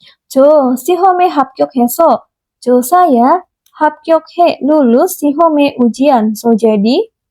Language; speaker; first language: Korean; non-native, fluent; Indonesian